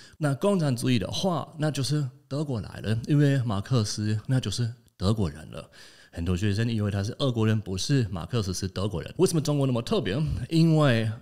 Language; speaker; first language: Chinese; non-native, fluent; German